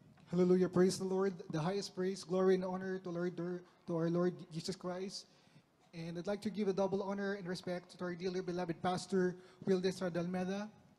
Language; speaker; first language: English; non-native, local second language; Filipino